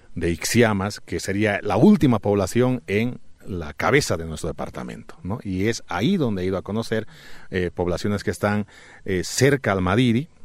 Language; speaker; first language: Spanish; native; Spanish